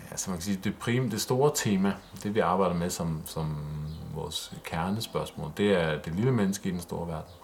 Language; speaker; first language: Danish; native; Danish